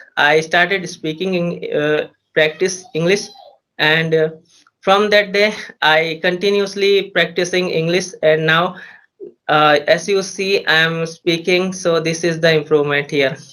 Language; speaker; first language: English; non-native, learner; Hindi